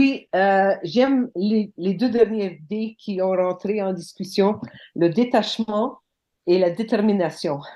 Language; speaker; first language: French; non-native, local second language; English